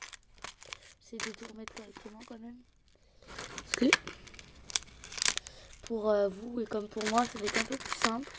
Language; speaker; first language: French; native; French